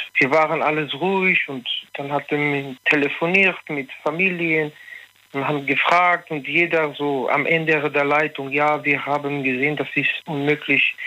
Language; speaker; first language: German; non-native, learner; French